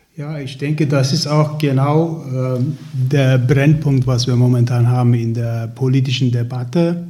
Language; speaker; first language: German; early bilingual, other home language; Turkish